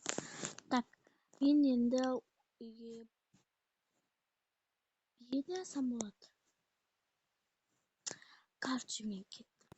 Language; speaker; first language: Kazakh; native; Kazakh